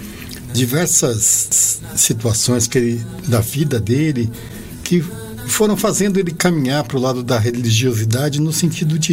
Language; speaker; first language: Portuguese; native; Portuguese